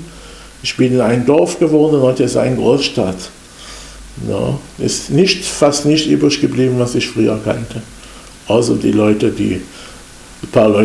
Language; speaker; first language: German; non-native, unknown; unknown